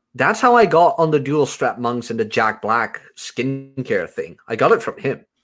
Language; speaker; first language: English; non-native, fluent; Dutch